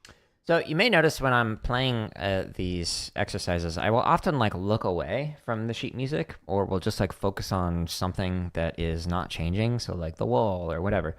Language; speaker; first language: English; native; English